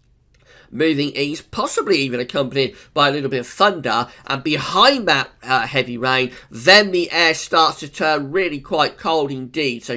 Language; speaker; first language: English; native; English